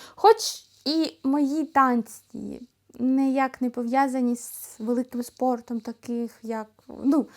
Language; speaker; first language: Ukrainian; non-native, local second language; Russian